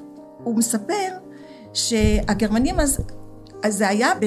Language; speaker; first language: Hebrew; early bilingual, other home language; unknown